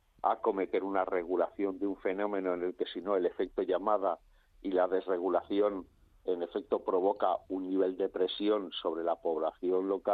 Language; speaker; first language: Spanish; native; Spanish